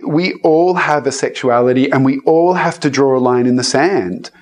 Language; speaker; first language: English; native; English